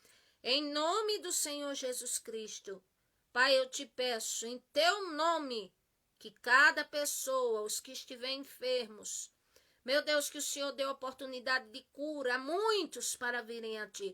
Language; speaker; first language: Portuguese; native; Portuguese